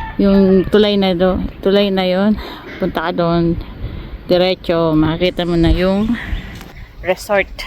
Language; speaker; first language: Filipino; non-native, local second language; Pampanga